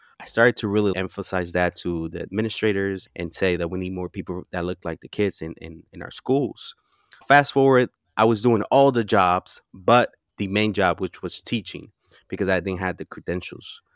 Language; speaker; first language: English; early bilingual, other home language; Spanish